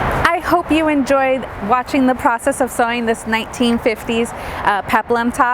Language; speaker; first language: English; native; English